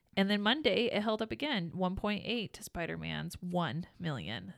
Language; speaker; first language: English; native; English